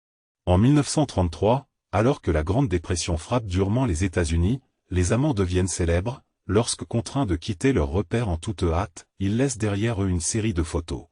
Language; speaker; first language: French; native; French